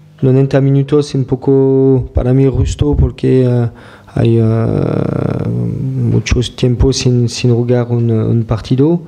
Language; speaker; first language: Spanish; non-native, fluent; French